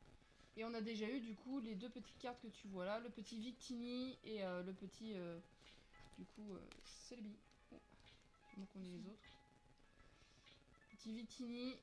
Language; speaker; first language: French; native; French